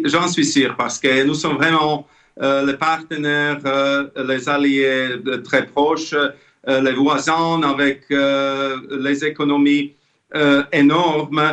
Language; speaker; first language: French; non-native, fluent; Slovak